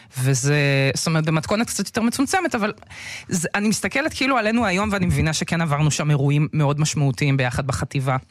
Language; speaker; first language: Hebrew; early bilingual, other home language; Russian